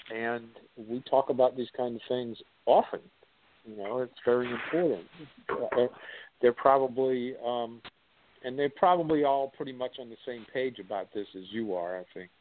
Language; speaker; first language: English; native; English